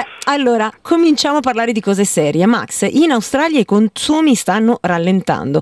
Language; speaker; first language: Italian; native; Italian